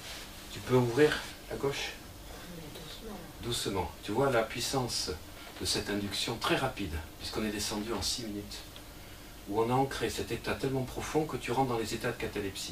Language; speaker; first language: French; native; French